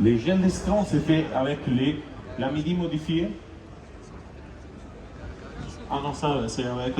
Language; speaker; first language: French; non-native, learner; Italian